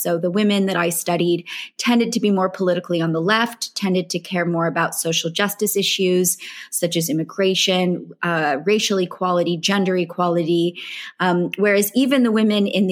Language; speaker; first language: English; native; English